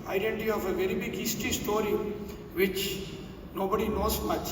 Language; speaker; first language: English; non-native, local second language; Tamil